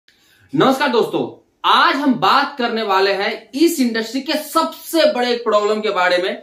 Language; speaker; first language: Hindi; native; Hindi